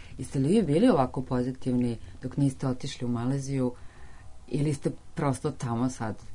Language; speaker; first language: Serbian; native; Serbian